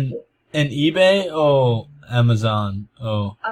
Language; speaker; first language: Spanish; non-native, learner; English